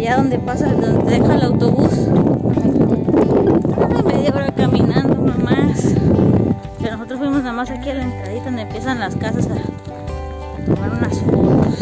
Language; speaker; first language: Spanish; native; Spanish